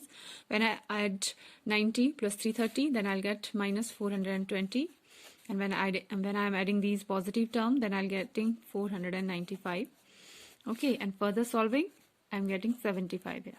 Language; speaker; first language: English; non-native, local second language; Hindi